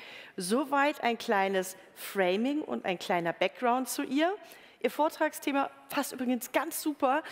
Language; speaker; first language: German; native; German